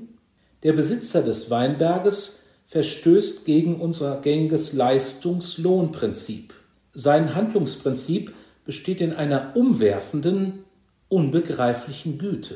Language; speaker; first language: German; native; German